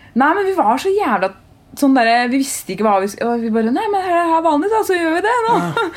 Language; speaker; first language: Norwegian; early bilingual, other home language; Turkish